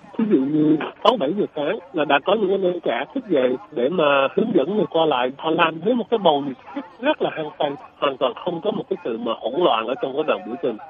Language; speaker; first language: Vietnamese; early bilingual, heritage; Vietnamese